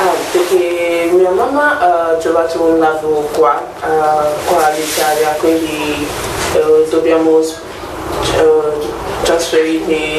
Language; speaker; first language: Italian; non-native, learner; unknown